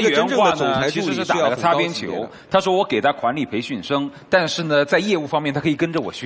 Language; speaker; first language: Chinese; native; Chinese